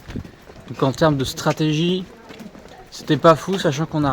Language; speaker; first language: French; native; French